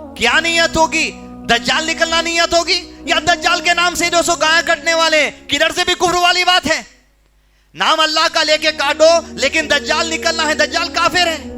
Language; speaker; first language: Urdu; native; Urdu